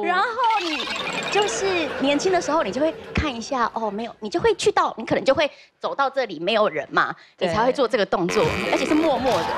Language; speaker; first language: Chinese; native; Chinese